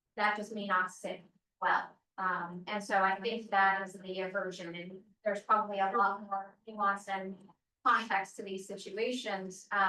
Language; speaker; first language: English; native; English